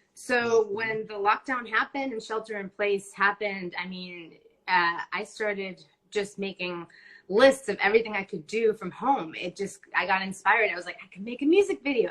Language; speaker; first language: English; non-native, fluent; Spanish